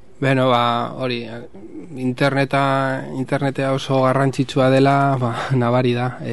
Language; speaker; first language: Basque; non-native, local second language; Spanish